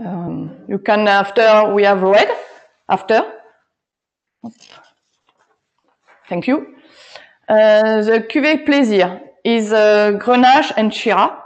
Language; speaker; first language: English; non-native, learner; French